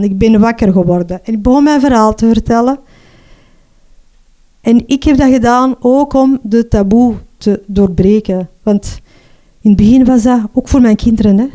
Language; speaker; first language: Dutch; non-native, local second language; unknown